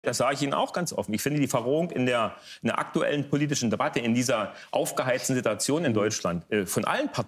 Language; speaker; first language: German; native; German